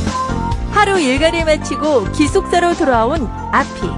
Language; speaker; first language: Korean; native; Korean